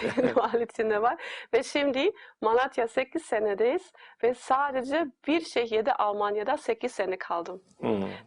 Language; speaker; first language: Turkish; non-native, fluent; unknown